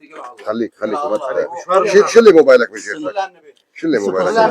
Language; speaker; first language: Arabic; native; Arabic